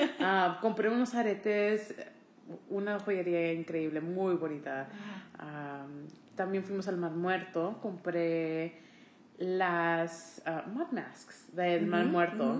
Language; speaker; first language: Spanish; early bilingual, heritage; Spanish